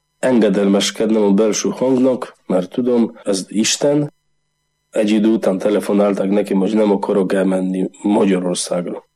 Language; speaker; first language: Hungarian; non-native, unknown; Polish